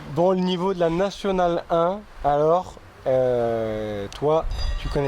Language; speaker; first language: French; native; French